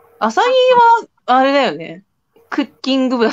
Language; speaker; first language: Japanese; native; Japanese